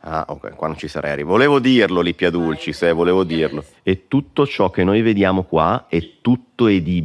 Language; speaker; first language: Italian; native; Italian